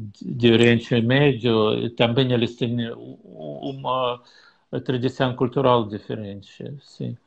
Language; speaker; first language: Portuguese; non-native, learner; Russian